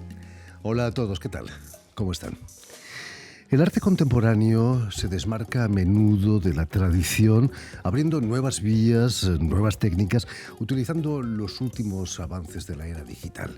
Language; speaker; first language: Spanish; native; Spanish